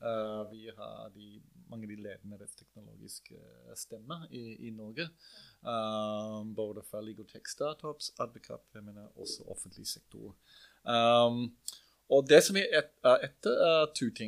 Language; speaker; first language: Norwegian; non-native, fluent; English